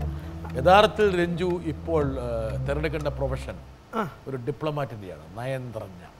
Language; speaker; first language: Malayalam; native; Malayalam